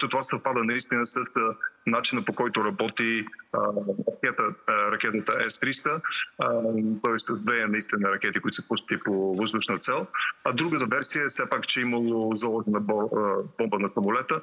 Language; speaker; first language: Bulgarian; native; Bulgarian